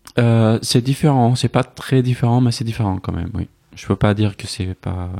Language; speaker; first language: French; non-native, fluent; Arabic